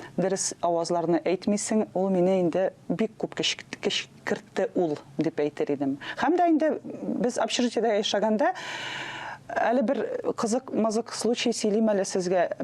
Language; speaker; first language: Tatar; non-native, local second language; Russian